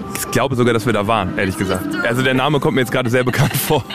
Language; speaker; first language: German; native; German